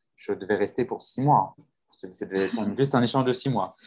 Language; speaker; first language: French; native; French